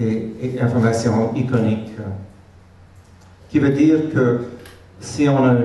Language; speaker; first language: French; non-native, fluent; Hungarian